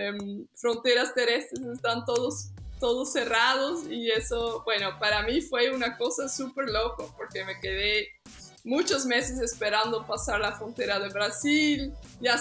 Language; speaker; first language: Spanish; non-native, fluent; Dutch